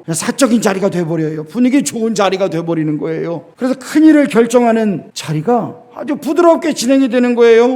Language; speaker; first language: Korean; native; Korean